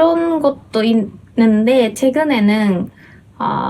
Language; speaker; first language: Korean; non-native, fluent; Japanese